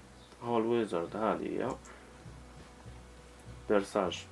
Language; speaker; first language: Arabic; native; Arabic